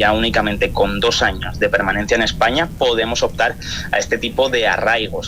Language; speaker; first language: Spanish; native; Spanish